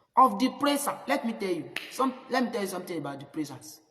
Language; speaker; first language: English; non-native, local second language; Yoruba